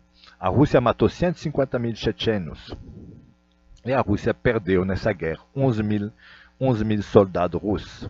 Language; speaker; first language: Portuguese; non-native, fluent; Russian